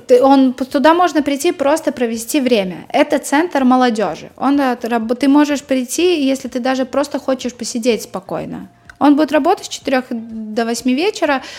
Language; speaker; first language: Russian; native; Russian